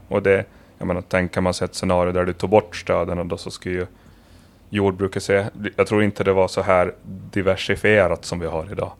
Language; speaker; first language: Swedish; native; Swedish